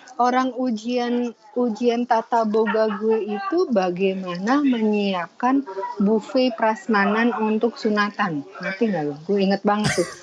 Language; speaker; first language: Indonesian; early bilingual, other home language; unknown